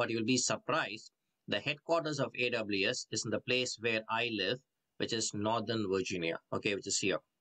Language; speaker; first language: English; non-native, local second language; Tamil